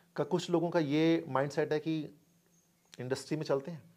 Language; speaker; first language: Hindi; native; Hindi